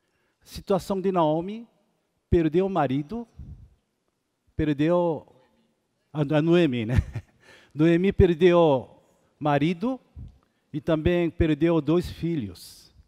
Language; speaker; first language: Portuguese; non-native, fluent; Korean